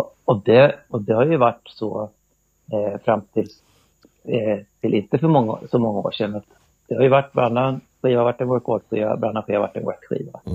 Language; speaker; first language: Swedish; native; Swedish